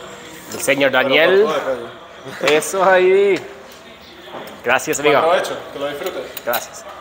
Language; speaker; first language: Spanish; non-native, learner; English